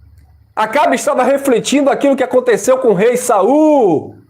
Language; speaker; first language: Portuguese; native; Portuguese